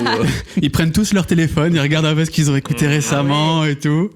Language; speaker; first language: French; native; French